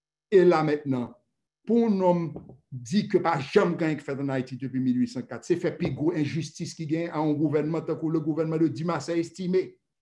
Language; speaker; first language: French; native; French